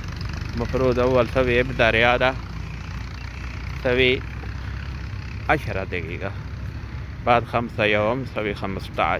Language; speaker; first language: Arabic; non-native, learner; Urdu